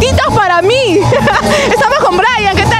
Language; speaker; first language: Spanish; native; Spanish